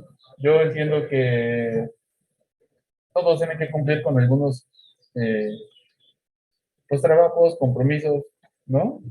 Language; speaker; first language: Spanish; native; Spanish